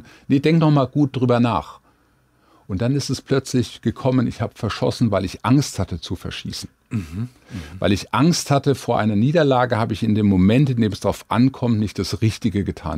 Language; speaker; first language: German; native; German